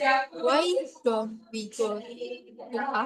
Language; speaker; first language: English; non-native, learner; Indonesian